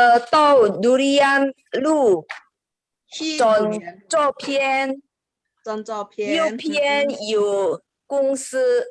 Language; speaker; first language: Chinese; non-native, learner; Indonesian